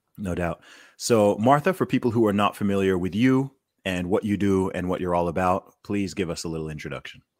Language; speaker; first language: English; native; English